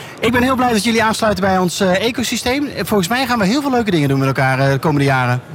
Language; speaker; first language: Dutch; native; Dutch